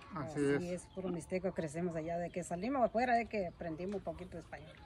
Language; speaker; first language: Spanish; non-native, local second language; Mixtepec Mixtec